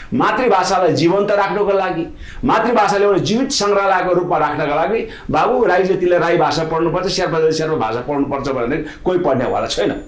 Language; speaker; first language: Nepali; non-native, local second language; Sherpa